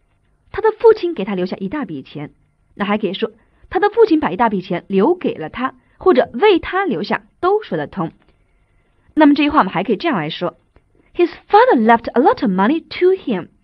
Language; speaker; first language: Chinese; native; Chinese